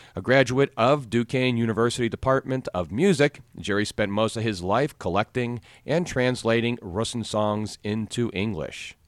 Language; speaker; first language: English; native; English